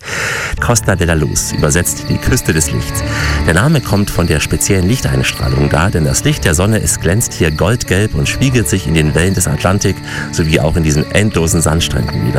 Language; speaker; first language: German; native; German